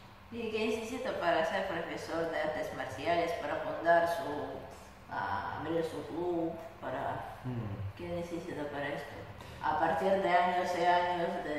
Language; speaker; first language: Spanish; non-native, learner; Russian